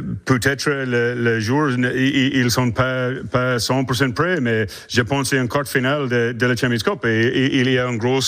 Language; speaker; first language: French; non-native, learner; English